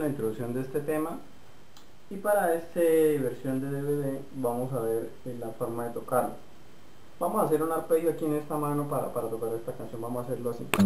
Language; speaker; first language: Spanish; native; Spanish